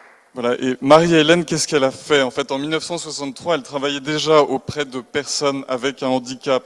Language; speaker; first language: French; native; French